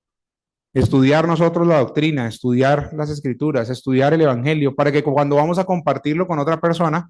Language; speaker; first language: Spanish; native; Spanish